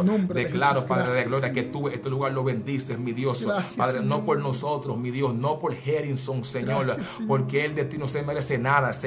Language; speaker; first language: Spanish; native; Spanish